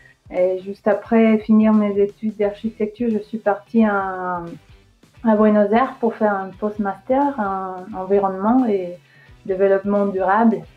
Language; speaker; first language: French; non-native, fluent; Spanish